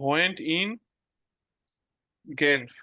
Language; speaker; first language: German; non-native, learner; Bangla